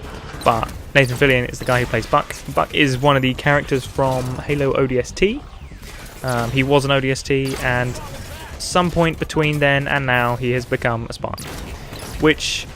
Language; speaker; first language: English; native; English